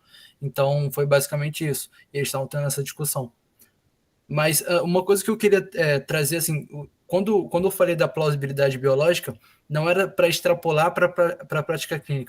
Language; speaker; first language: Portuguese; native; Portuguese